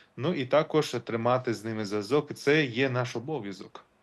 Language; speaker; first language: Ukrainian; non-native, local second language; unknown